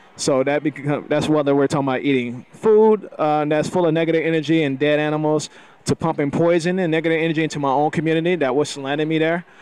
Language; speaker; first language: English; native; English